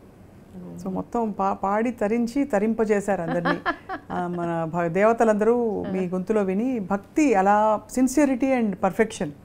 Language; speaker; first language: Telugu; native; Telugu